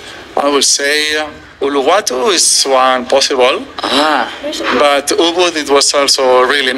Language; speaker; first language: English; non-native, fluent; Spanish